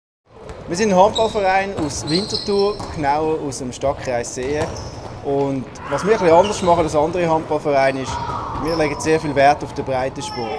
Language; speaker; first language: German; native; German